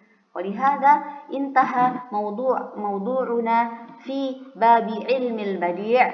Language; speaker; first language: Arabic; non-native, fluent; Indonesian